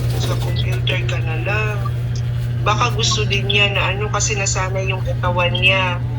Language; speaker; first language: Filipino; non-native, local second language; Cebuano